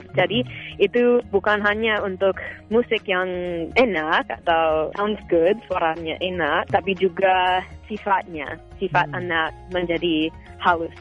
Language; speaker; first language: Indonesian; non-native, fluent; English